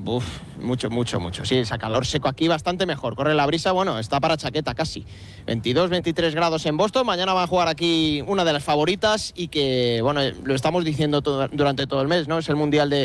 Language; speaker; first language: Spanish; native; Spanish